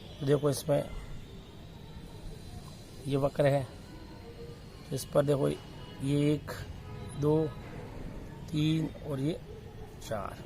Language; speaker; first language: Hindi; native; Hindi